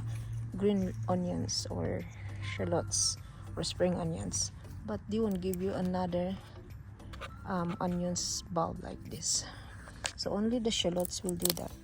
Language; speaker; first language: English; non-native, fluent; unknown